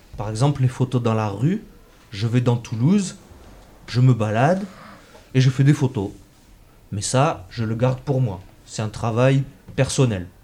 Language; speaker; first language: French; native; French